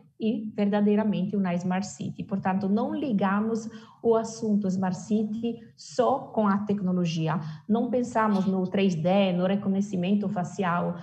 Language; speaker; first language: Portuguese; non-native, fluent; Italian